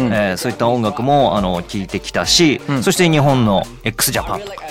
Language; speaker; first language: Japanese; native; Japanese